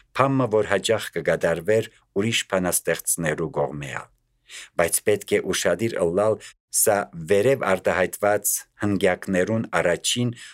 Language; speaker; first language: Armenian; native; Armenian